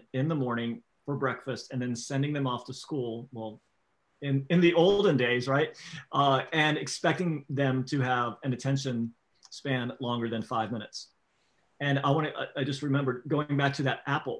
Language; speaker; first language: English; native; English